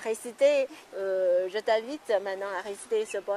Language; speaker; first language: French; non-native, fluent; Chinese